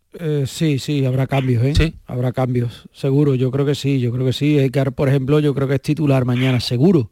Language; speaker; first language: Spanish; native; Spanish